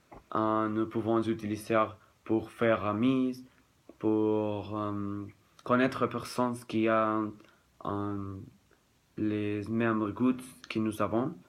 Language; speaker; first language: French; non-native, learner; Spanish